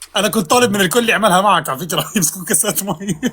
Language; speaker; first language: Arabic; native; Arabic